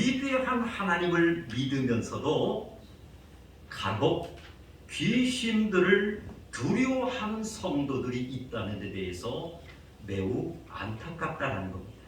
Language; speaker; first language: Korean; native; Korean